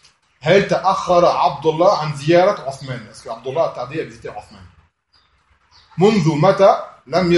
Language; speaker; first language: Arabic; non-native, fluent; French